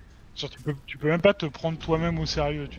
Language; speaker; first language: French; native; French